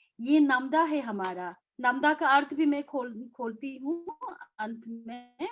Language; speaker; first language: Hindi; non-native, local second language; Nyishi